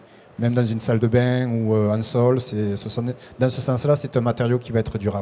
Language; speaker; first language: French; native; French